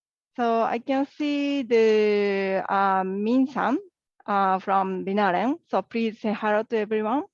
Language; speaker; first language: English; non-native, learner; Japanese